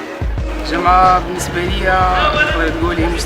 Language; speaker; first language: Arabic; native; Arabic